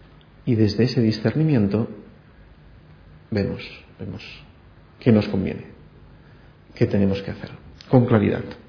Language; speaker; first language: Spanish; native; Spanish